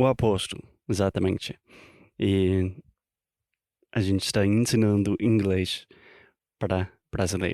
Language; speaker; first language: Portuguese; non-native, fluent; English